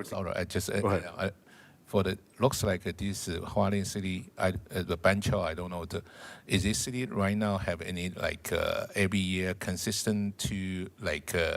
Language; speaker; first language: English; non-native, learner; Chinese